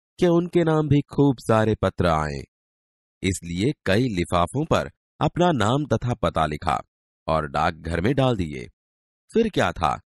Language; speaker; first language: Hindi; non-native, local second language; Gujarati